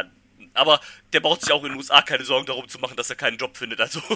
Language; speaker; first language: German; native; German